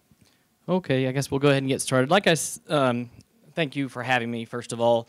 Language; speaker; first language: English; native; English